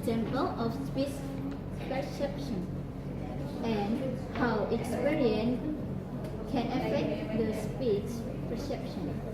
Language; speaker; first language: English; non-native, learner; Indonesian